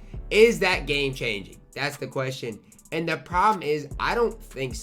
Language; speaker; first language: English; native; English